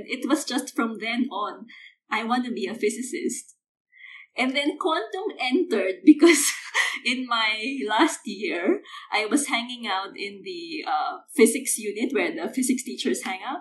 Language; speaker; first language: English; non-native, local second language; Filipino